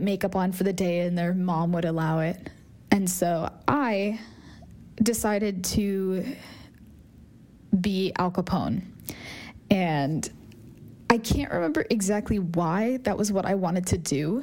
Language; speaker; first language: English; native; English